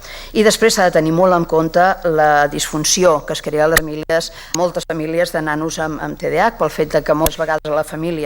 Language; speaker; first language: Catalan; native; Catalan